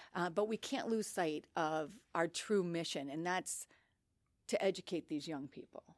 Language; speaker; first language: English; native; English